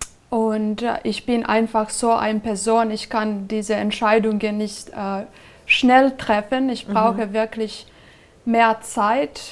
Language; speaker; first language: German; non-native, fluent; Serbian